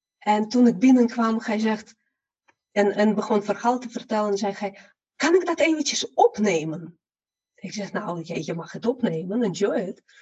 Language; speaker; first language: Dutch; non-native, fluent; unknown